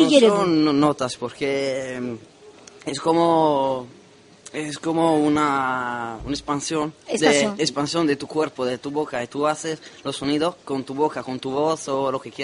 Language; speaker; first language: Spanish; non-native, learner; Italian